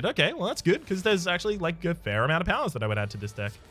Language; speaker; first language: English; native; English